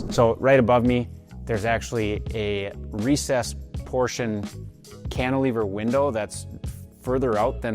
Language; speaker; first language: English; native; English